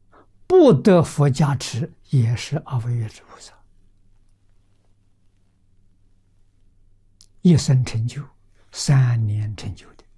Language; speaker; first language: Chinese; native; Chinese